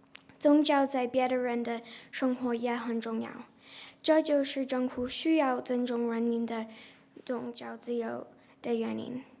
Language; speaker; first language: Chinese; non-native, learner; English